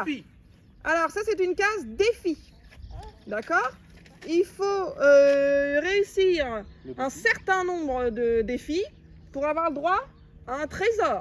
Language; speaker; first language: French; native; French